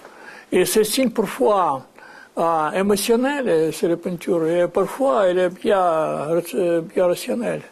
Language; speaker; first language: French; non-native, fluent; Russian